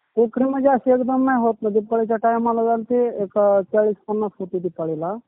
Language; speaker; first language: Marathi; native; Marathi